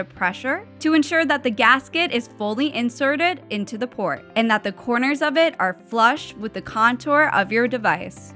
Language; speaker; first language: English; native; English